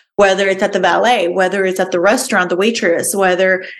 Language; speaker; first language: English; early bilingual, other home language; Spanish